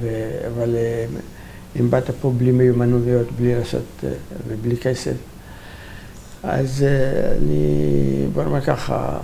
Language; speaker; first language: Hebrew; non-native, fluent; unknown